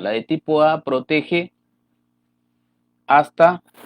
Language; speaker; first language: Spanish; native; Spanish